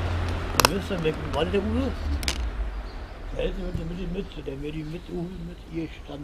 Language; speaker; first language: German; native; German